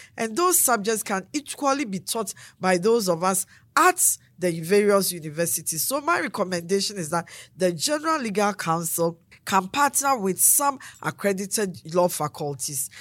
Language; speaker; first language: English; non-native, local second language; Akan